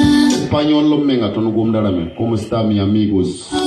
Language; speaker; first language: French; non-native, local second language; Mossi